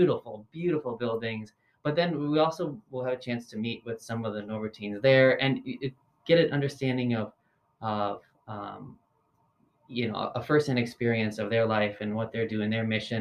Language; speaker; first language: English; native; English